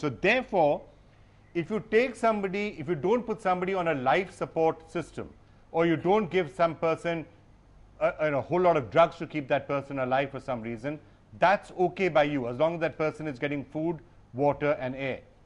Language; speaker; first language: English; non-native, local second language; Hindi